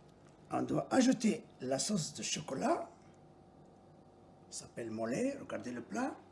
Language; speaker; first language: French; non-native, local second language; Arabic